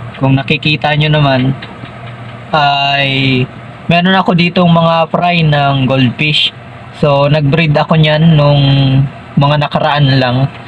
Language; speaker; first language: Filipino; non-native, local second language; Bikol